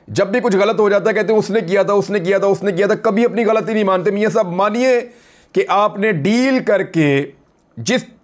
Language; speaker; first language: Urdu; native; Urdu